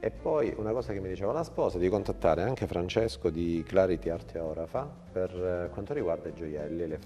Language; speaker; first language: Italian; native; Italian